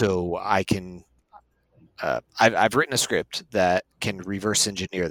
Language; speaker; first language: English; native; English